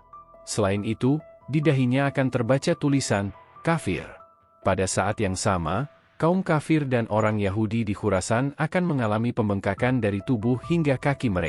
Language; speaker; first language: Indonesian; native; Indonesian